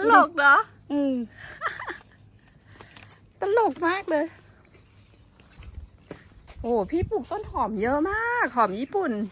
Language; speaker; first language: Thai; native; Thai